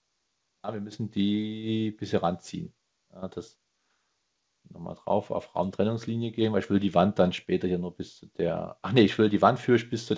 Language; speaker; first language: German; native; German